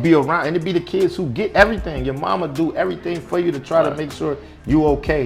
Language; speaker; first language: English; native; English